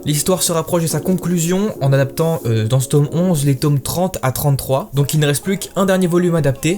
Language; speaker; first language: French; native; French